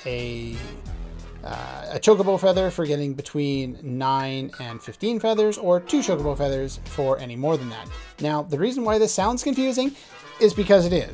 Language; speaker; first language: English; native; English